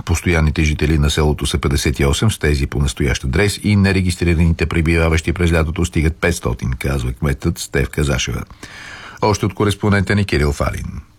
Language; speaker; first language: Bulgarian; native; Bulgarian